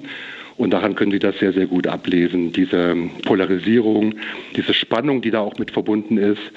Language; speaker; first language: German; native; German